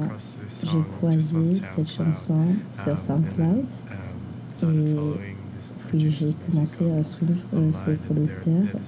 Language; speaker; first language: French; non-native, learner; English